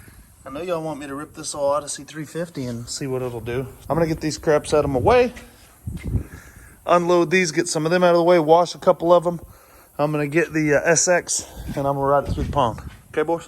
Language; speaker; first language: English; native; English